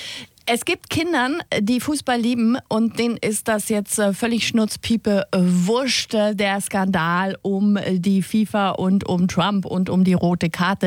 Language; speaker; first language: German; native; German